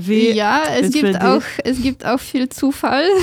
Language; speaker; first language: German; non-native, fluent; Polish